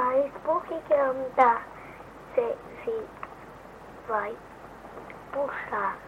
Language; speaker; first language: Portuguese; early bilingual, heritage; Portuguese